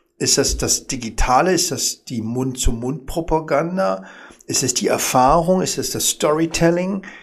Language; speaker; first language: German; early bilingual, other home language; Arabic